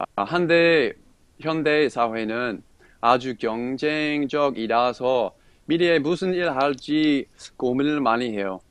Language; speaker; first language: Korean; non-native, fluent; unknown